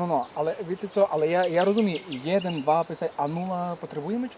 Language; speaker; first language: Czech; non-native, learner; Ukrainian